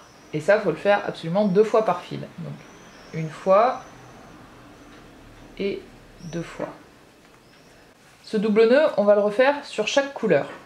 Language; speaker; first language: French; native; French